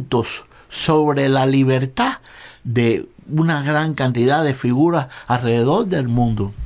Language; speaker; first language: Spanish; native; Spanish